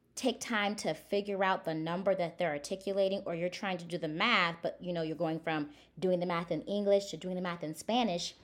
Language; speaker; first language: English; native; English